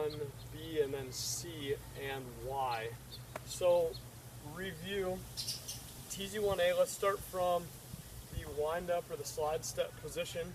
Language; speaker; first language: English; native; English